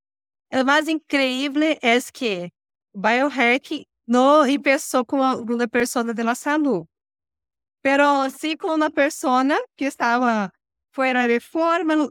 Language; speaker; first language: Spanish; non-native, learner; Portuguese